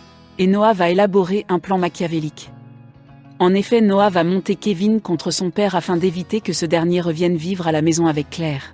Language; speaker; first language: French; non-native, local second language; Haitian Creole